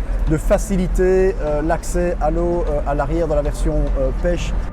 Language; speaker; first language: French; native; French